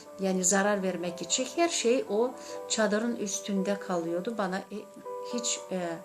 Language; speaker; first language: Turkish; non-native, learner; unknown